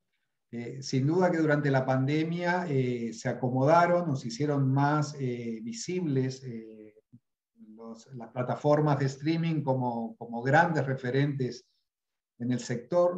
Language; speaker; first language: Spanish; native; Spanish